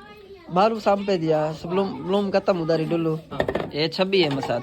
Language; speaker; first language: Indonesian; non-native, learner; Urdu